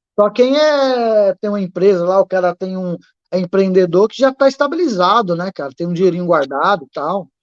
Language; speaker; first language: Portuguese; native; Portuguese